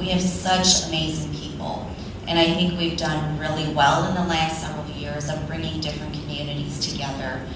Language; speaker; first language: English; early bilingual, other home language; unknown